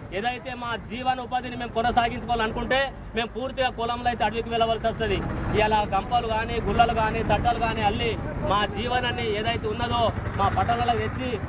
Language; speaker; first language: Telugu; non-native, local second language; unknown